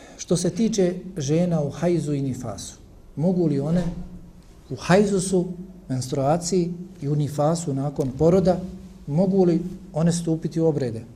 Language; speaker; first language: Bosnian; native; Bosnian